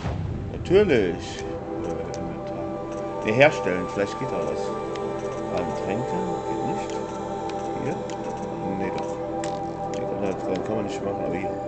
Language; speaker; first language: German; native; German